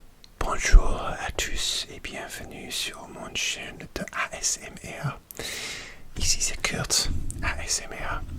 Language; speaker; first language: French; non-native, learner; English